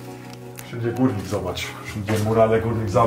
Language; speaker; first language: Polish; early bilingual, heritage; Polish